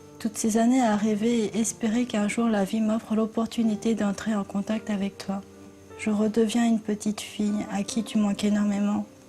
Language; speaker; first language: French; early bilingual, other home language; Korean